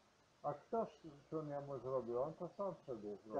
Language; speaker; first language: Polish; non-native, learner; Ukrainian